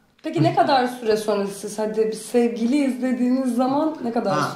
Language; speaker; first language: Turkish; native; Turkish